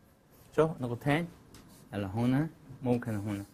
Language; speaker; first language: Arabic; non-native, learner; Chinese